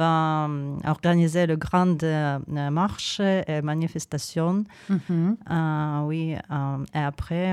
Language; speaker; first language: French; non-native, fluent; Ukrainian